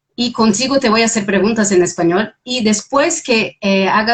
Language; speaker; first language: Spanish; non-native, fluent; Portuguese